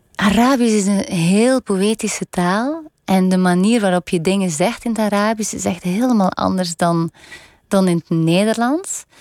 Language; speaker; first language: Dutch; native; Dutch